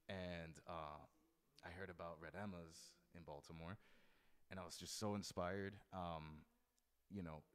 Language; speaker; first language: English; native; English